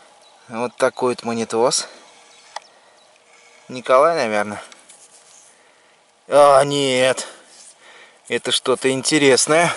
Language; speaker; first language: Russian; native; Russian